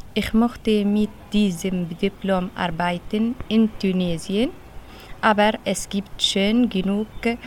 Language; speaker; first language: German; non-native, fluent; Arabic